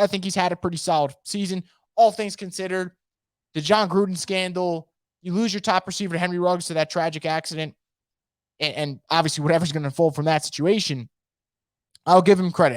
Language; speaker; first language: English; native; English